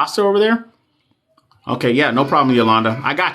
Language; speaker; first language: English; native; English